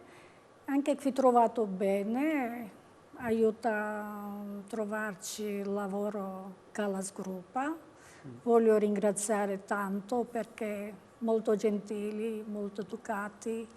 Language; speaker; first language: Italian; non-native, learner; Georgian